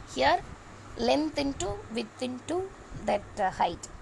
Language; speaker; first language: English; non-native, local second language; Tamil